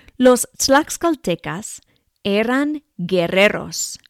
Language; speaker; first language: Spanish; non-native, fluent; English